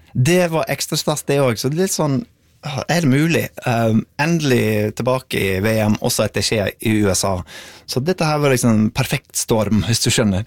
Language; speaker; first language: Norwegian; non-native, fluent; English